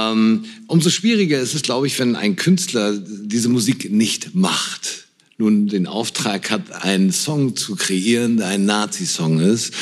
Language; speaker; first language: German; native; German